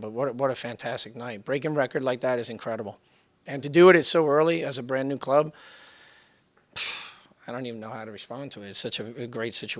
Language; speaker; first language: English; native; English